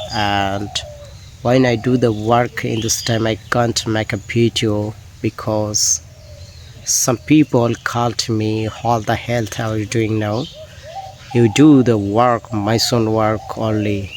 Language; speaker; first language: English; non-native, learner; Bangla